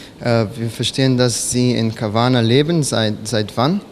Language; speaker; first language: German; non-native, learner; Bulgarian